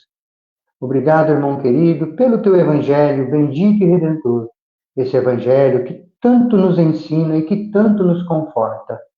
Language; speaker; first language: Portuguese; native; Portuguese